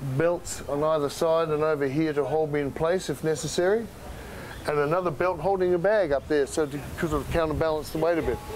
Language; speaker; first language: English; native; English